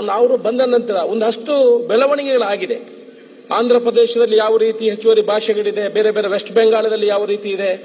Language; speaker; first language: Kannada; non-native, local second language; Tulu